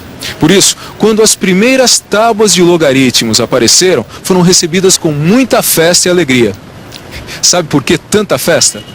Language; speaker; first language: Portuguese; native; Portuguese